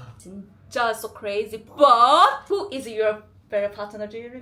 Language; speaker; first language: English; non-native, learner; Korean